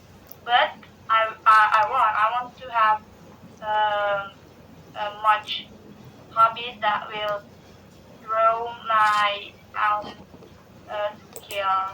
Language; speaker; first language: English; non-native, learner; Indonesian